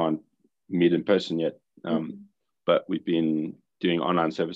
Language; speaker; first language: English; native; English